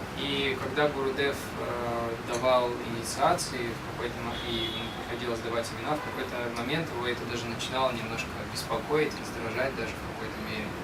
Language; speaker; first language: Russian; native; Russian